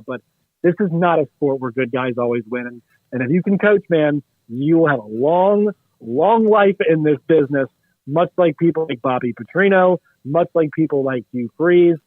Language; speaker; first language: English; native; English